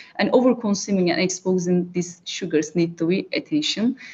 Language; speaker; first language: English; non-native, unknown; Turkish